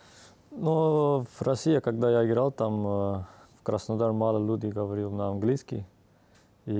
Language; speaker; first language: Russian; non-native, learner; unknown